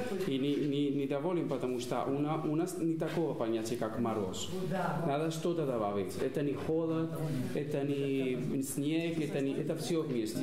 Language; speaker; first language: Russian; non-native, fluent; Spanish